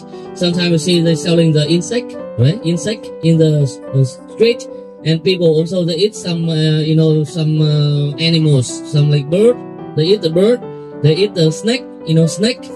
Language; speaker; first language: English; non-native, fluent; Vietnamese